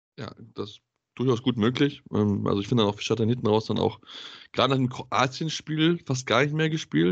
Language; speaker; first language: German; native; German